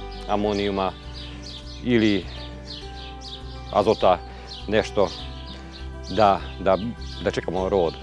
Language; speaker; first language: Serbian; non-native, local second language; Hungarian